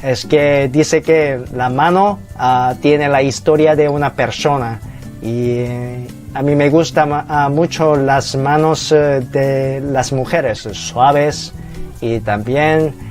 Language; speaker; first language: Spanish; non-native, fluent; Korean